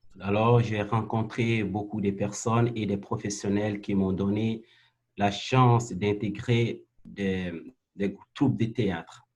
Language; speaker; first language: French; non-native, local second language; Bambara